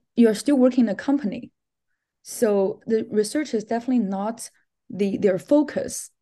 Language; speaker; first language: English; non-native, fluent; Chinese